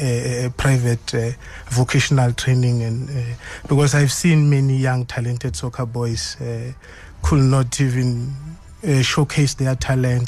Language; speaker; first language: English; non-native, local second language; Swati